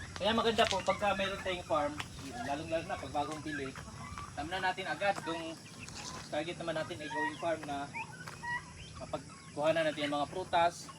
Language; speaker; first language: Filipino; non-native, local second language; Cebuano